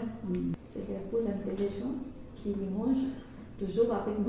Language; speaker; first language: French; non-native, learner; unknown